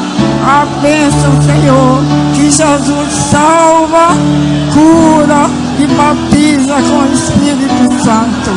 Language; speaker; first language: Portuguese; early bilingual, other home language; Swedish